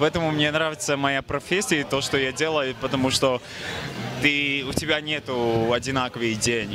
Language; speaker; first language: Russian; non-native, fluent; Latvian